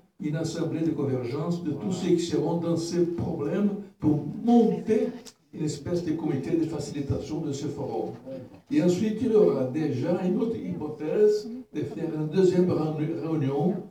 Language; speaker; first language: French; non-native, learner; Portuguese